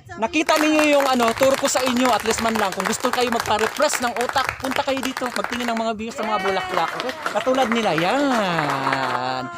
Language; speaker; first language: Filipino; non-native, local second language; Cebuano